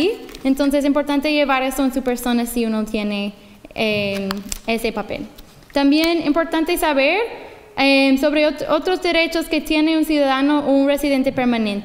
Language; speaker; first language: Spanish; non-native, fluent; English